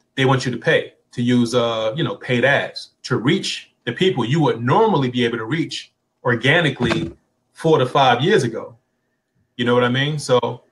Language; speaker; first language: English; native; English